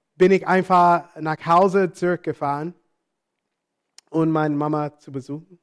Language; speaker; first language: German; non-native, fluent; English